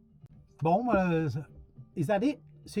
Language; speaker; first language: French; non-native, fluent; English